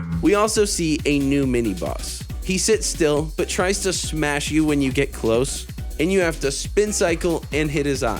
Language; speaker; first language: English; native; English